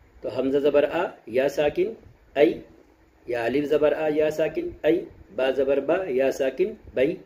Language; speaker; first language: Urdu; native; Urdu